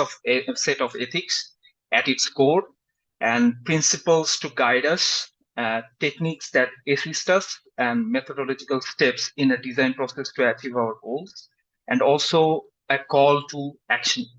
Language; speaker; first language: English; non-native, fluent; Bangla